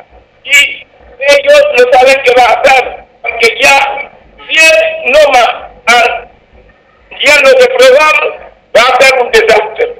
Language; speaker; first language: Spanish; non-native, fluent; Haitian Creole